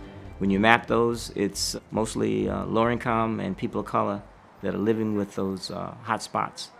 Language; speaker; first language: English; native; English